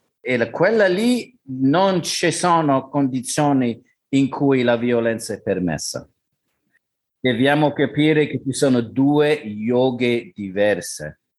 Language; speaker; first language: Italian; non-native, learner; English